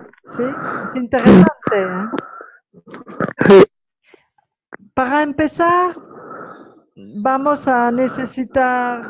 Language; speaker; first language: Spanish; non-native, fluent; French